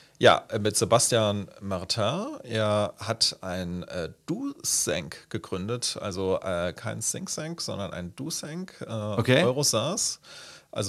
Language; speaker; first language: German; native; German